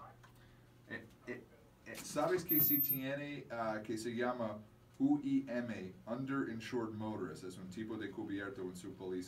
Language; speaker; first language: Spanish; non-native, learner; English